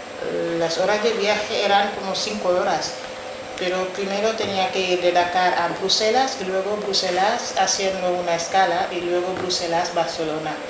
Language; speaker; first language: Spanish; non-native, fluent; Wolof